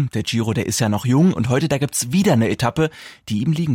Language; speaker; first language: German; native; German